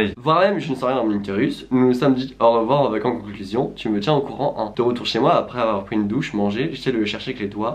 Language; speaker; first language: French; native; French